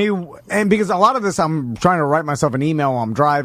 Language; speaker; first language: English; native; English